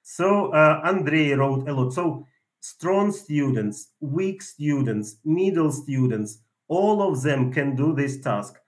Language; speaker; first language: English; non-native, fluent; Ukrainian